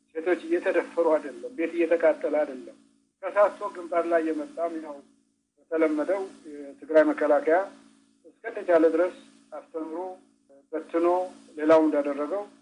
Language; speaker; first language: Amharic; non-native, local second language; Tigrinya